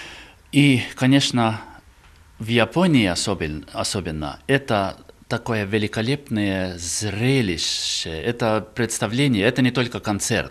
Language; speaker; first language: Russian; non-native, fluent; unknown